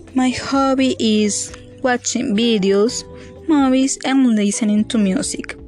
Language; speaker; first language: English; non-native, learner; Spanish